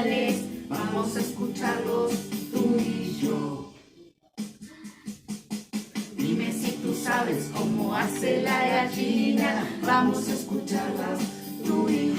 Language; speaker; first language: Spanish; native; Spanish